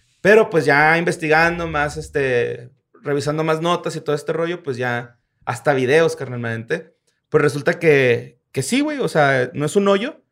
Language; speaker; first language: Spanish; native; Spanish